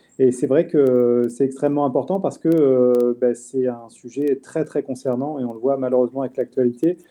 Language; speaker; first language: French; native; French